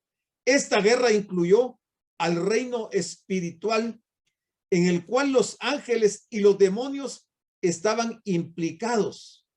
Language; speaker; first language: Spanish; native; Spanish